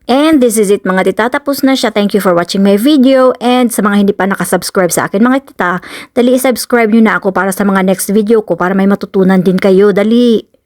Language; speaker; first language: Filipino; non-native, local second language; Cebuano